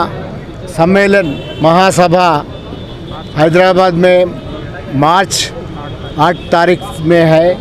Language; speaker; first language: Hindi; non-native, local second language; Telugu